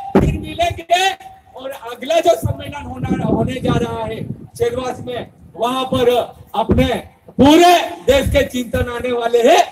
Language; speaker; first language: Hindi; non-native, local second language; Bhili